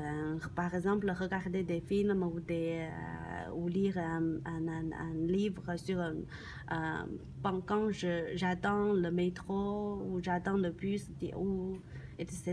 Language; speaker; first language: French; non-native, learner; Chinese